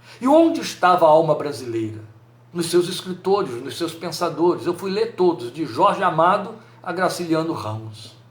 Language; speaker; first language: Portuguese; native; Portuguese